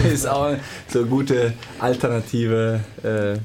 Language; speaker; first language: German; native; German